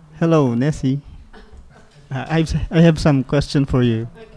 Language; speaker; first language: English; non-native, local second language; Filipino